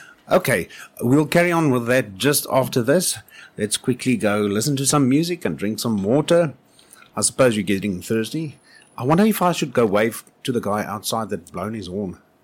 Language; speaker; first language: English; non-native, local second language; Afrikaans